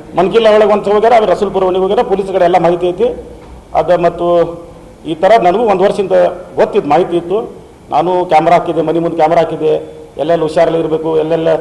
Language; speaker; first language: Kannada; non-native, local second language; Urdu